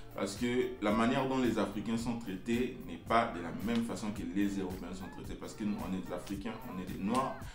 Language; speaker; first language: French; non-native, local second language; Lingala